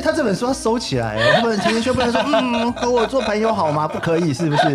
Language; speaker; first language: Chinese; native; Chinese